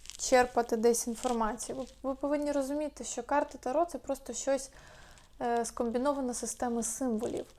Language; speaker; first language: Ukrainian; non-native, local second language; Russian